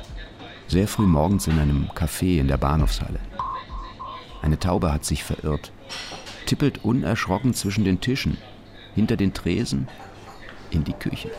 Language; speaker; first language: German; native; German